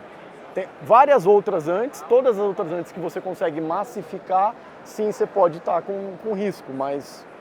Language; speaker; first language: Portuguese; native; Portuguese